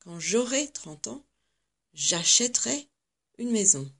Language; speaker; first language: French; non-native, fluent; English